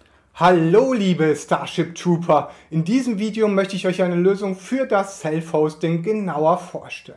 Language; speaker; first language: German; native; German